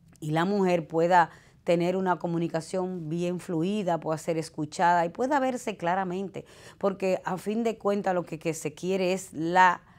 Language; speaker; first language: Spanish; native; Spanish